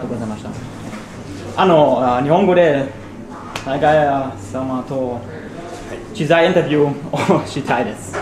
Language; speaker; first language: Japanese; non-native, learner; German